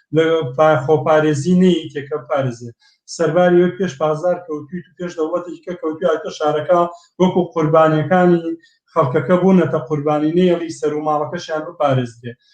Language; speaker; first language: Central Kurdish; native; Central Kurdish